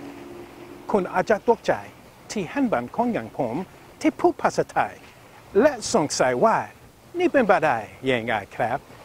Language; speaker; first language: Thai; non-native, learner; English